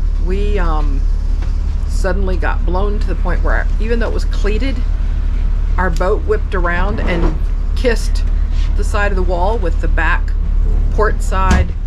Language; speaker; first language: English; native; English